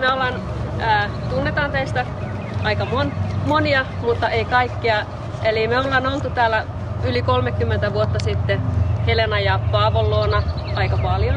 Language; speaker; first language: Finnish; native; Finnish